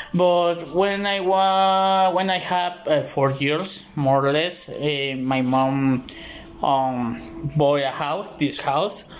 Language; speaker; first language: English; non-native, learner; Spanish